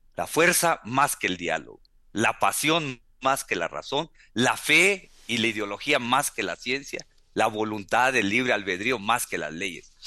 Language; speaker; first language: Spanish; native; Spanish